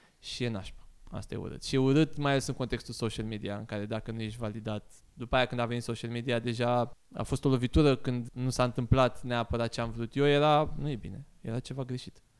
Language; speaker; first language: Romanian; native; Romanian